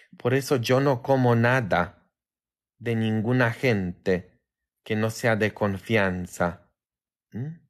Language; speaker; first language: Spanish; non-native, fluent; Polish